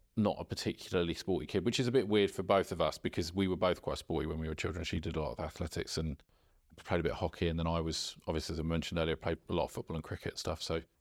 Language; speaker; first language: English; native; English